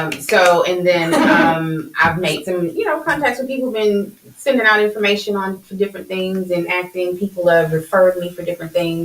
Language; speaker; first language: English; native; English